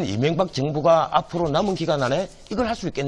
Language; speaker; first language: Korean; native; Korean